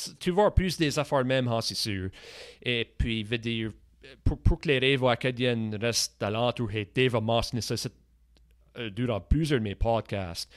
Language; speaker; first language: French; native; French